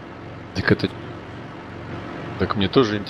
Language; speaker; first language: Russian; native; Russian